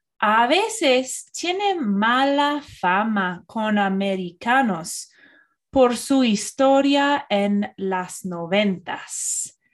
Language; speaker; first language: Spanish; non-native, fluent; English